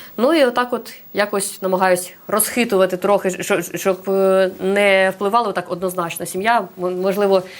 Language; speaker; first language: Ukrainian; non-native, local second language; Russian